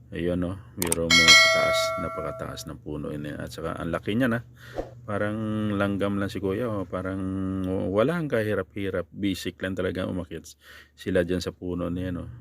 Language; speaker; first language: Filipino; non-native, local second language; Cebuano